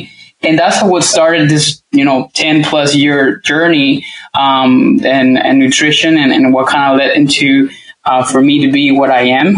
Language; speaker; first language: English; non-native, fluent; Spanish